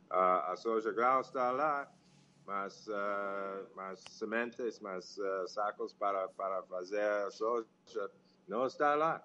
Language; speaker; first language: Portuguese; non-native, fluent; English